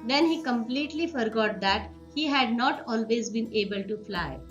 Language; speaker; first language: English; non-native, local second language; Marathi